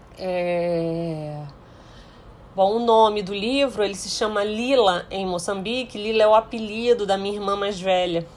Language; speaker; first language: Portuguese; early bilingual, heritage; Portuguese